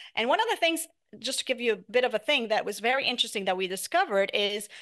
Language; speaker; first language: English; non-native, fluent; Spanish